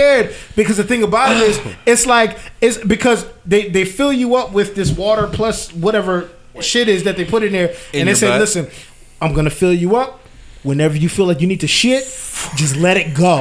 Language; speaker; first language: English; native; English